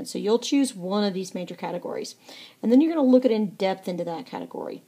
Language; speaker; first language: English; native; English